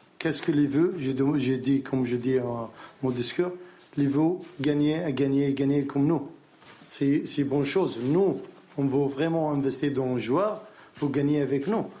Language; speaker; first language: French; non-native, learner; Arabic